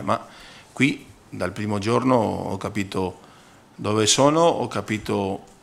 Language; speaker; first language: Italian; non-native, fluent; Spanish